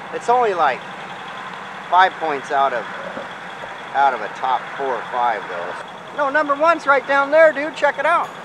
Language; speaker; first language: English; non-native, fluent; German